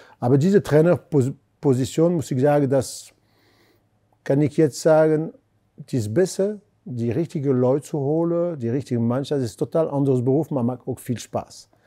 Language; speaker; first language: German; non-native, fluent; French